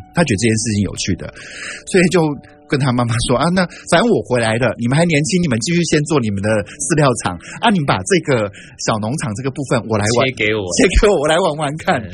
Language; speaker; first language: Chinese; native; Chinese